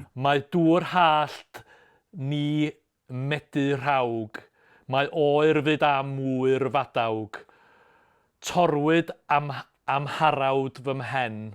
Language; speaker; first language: Welsh; native; Welsh